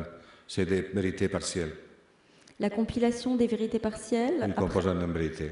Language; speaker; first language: French; non-native, fluent; Spanish